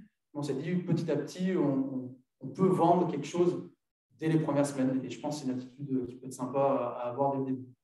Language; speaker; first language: French; native; French